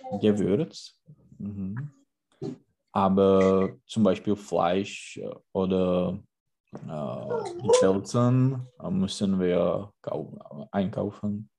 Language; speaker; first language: German; non-native, learner; Czech